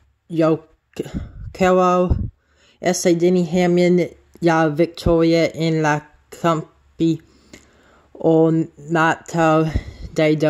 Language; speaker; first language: Spanish; non-native, learner; English